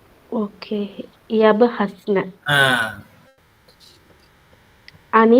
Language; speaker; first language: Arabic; non-native, learner; Tamil